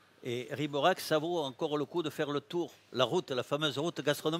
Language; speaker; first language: French; native; French